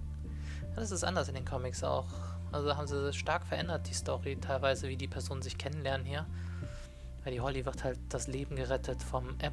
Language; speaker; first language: German; native; German